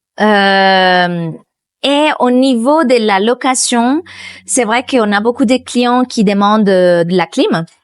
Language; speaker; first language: French; non-native, fluent; Spanish